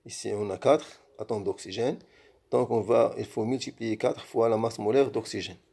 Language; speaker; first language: French; non-native, local second language; Arabic